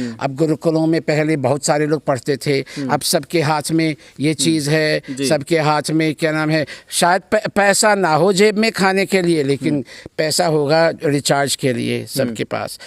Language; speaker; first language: Hindi; early bilingual, heritage; Hindi